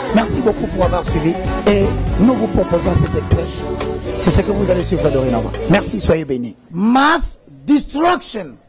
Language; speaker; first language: French; non-native, local second language; Lingala